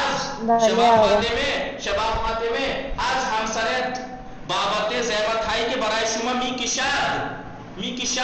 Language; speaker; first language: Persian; non-native, fluent; Urdu